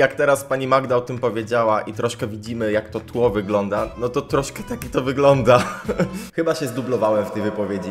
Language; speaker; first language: Polish; native; Polish